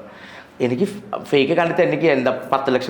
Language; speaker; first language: Malayalam; non-native, learner; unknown